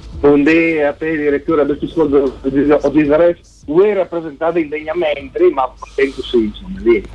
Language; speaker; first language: Italian; native; Italian